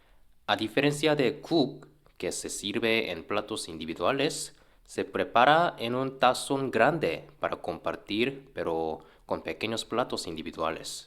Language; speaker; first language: Spanish; non-native, fluent; Korean